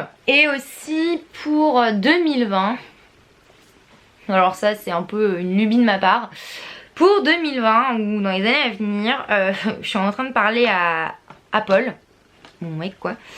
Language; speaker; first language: French; native; French